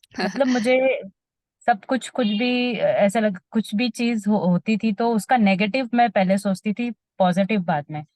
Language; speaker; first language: Hindi; native; Hindi